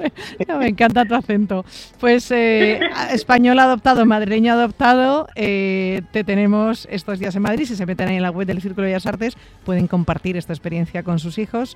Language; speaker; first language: Spanish; native; Spanish